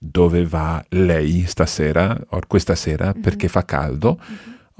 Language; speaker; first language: Italian; non-native, fluent; English